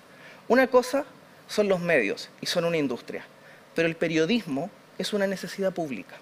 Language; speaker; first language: Spanish; native; Spanish